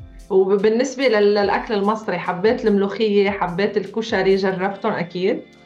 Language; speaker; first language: Arabic; native; Arabic